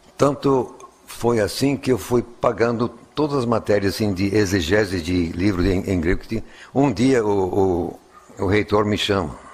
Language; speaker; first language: Portuguese; non-native, fluent; English